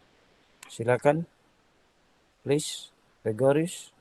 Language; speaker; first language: English; non-native, learner; Indonesian